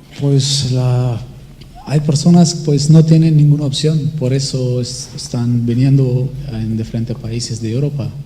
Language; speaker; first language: Spanish; non-native, learner; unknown